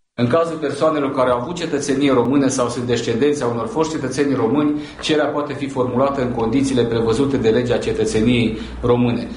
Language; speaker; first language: Romanian; native; Romanian